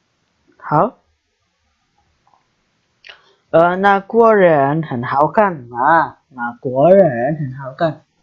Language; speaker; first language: Chinese; non-native, learner; Indonesian